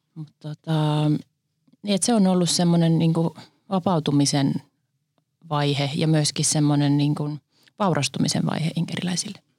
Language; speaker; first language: Finnish; native; Finnish